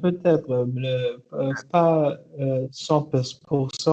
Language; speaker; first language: French; non-native, learner; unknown